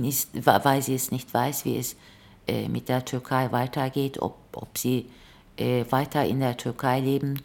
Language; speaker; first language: German; non-native, fluent; Turkish